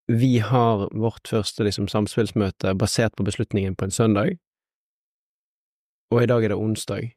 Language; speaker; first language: Norwegian; native; Norwegian